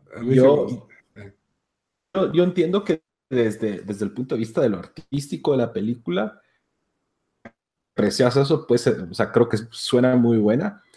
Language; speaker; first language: Spanish; native; Spanish